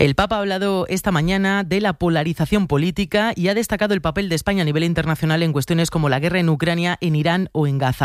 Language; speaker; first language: Spanish; native; Spanish